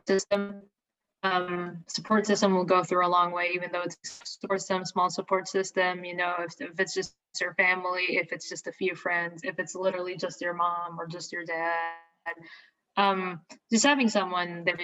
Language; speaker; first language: English; non-native, local second language; Filipino